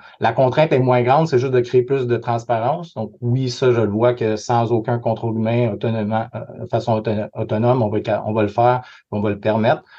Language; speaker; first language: French; native; French